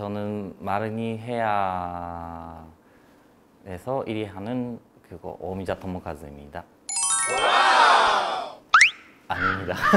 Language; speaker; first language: Korean; non-native, learner; Japanese